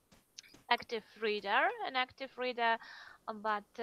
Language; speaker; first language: English; non-native, fluent; Russian